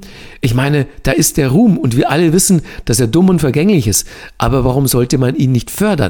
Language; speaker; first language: German; native; German